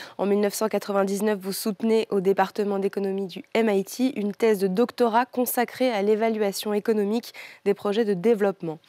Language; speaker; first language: French; native; French